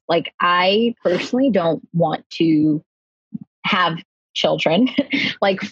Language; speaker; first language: English; native; English